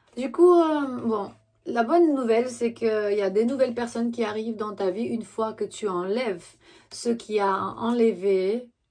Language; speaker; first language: French; non-native, fluent; Romanian